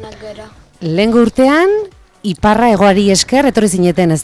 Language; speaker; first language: Basque; native; Basque